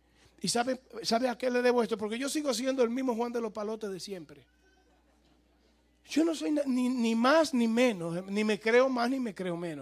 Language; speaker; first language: Spanish; native; Spanish